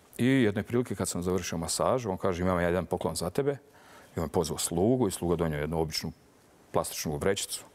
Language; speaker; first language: Serbian; native; Serbian